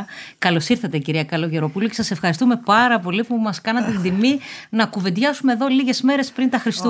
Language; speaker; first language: Greek; native; Greek